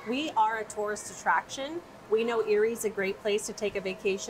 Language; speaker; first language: English; native; English